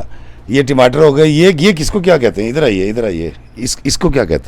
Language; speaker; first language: Hindi; non-native, local second language; Punjabi